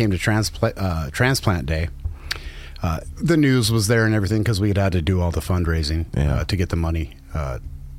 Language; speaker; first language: English; native; English